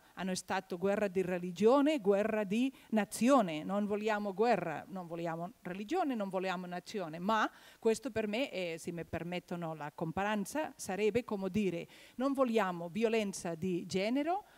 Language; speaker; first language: Italian; non-native, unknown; Catalan